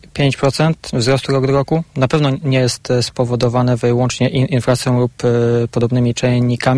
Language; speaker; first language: Polish; native; Polish